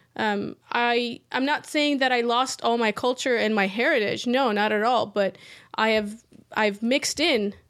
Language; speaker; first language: English; early bilingual, other home language; Persian